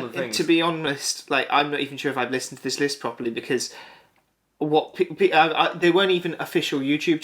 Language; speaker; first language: English; native; English